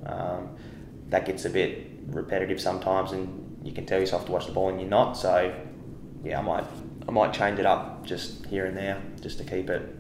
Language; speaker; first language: English; native; English